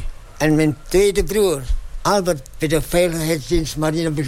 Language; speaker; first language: Dutch; non-native, local second language; Indonesian